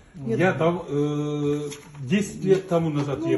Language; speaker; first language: Russian; non-native, local second language; Kyrgyz